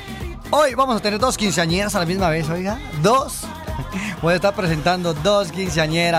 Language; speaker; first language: Spanish; native; Spanish